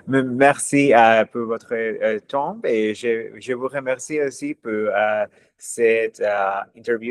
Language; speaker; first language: French; non-native, learner; Spanish